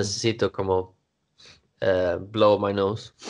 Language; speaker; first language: Portuguese; non-native, learner; Swedish